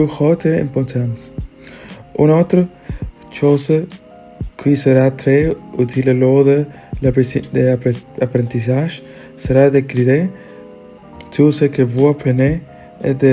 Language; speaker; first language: French; non-native, learner; Spanish